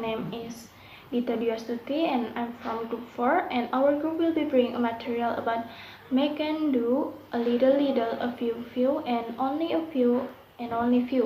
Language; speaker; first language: English; non-native, learner; Indonesian